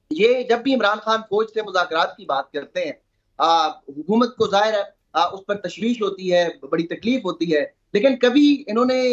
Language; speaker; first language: Urdu; native; Urdu